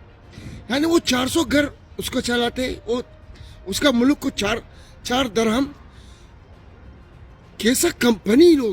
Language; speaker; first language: Hindi; non-native, fluent; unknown